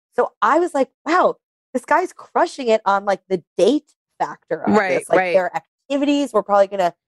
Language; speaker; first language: English; native; English